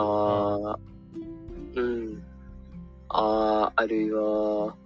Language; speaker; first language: Japanese; non-native, learner; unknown